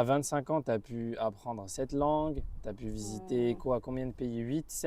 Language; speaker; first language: French; native; French